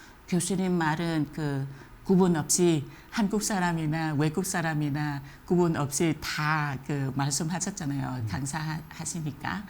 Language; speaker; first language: Korean; non-native, fluent; Vietnamese